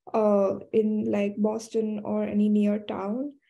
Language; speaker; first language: English; non-native, local second language; Hindi